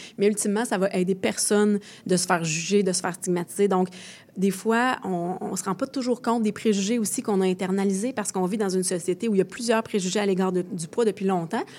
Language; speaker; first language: French; native; French